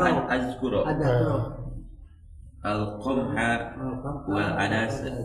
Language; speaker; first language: Arabic; non-native, learner; Indonesian